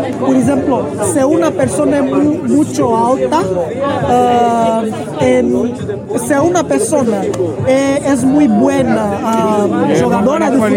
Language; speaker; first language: Spanish; non-native, learner; Portuguese